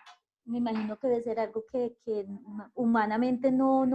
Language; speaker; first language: Spanish; native; Spanish